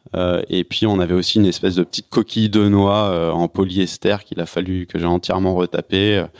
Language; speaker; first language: French; native; French